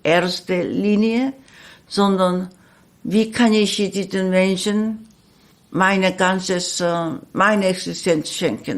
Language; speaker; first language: German; non-native, learner; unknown